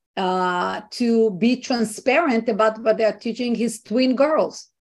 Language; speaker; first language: English; non-native, fluent; Hebrew